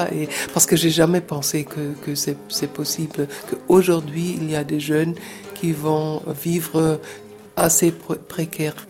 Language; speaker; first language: French; non-native, fluent; German